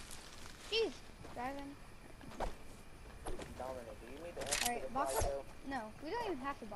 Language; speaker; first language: English; native; English